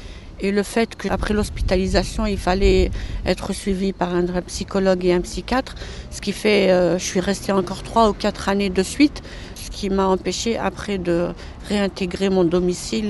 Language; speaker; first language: French; non-native, local second language; Arabic